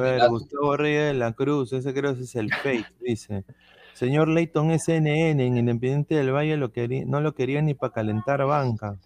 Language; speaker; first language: Spanish; native; Spanish